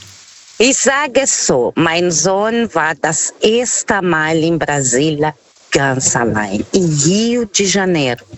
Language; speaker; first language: German; non-native, learner; Portuguese